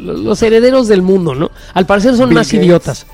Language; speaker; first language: Spanish; native; Spanish